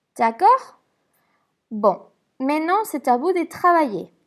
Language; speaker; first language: French; non-native, fluent; Spanish